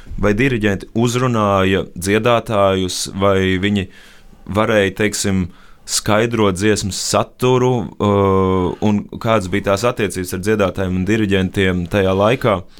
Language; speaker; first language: Latvian; native; Latvian